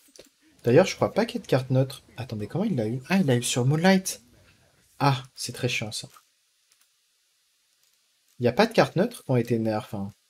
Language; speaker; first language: French; native; French